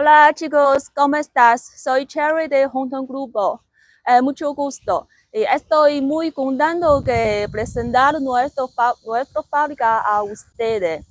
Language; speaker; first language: Spanish; non-native, learner; Chinese